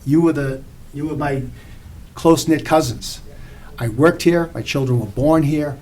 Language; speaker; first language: English; native; English